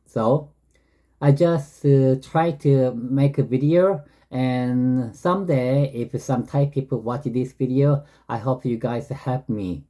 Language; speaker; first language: English; non-native, learner; Korean